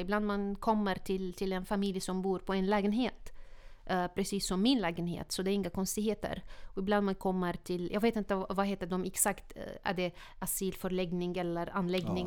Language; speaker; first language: Swedish; non-native, fluent; Arabic